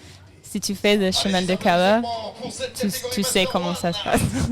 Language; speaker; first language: French; non-native, learner; English